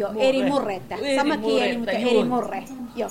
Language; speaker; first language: Finnish; non-native, learner; Kurdish